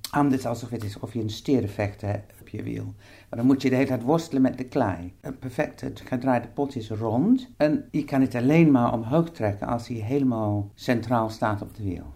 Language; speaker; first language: Dutch; non-native, fluent; English